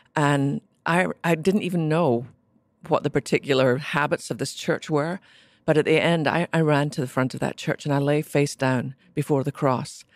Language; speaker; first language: English; native; English